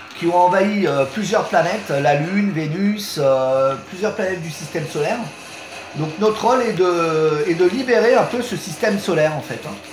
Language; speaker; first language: French; native; French